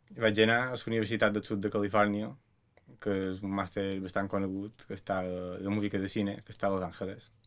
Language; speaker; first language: Catalan; native; Catalan